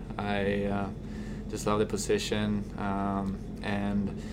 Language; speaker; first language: English; non-native, fluent; Swedish